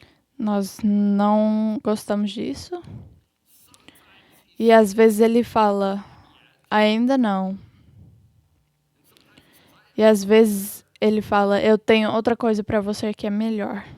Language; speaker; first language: Portuguese; non-native, fluent; English